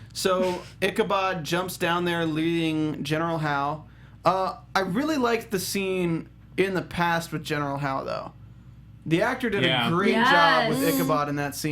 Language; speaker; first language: English; native; English